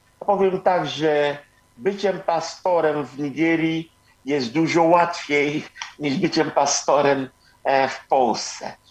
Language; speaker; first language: Polish; non-native, fluent; Igbo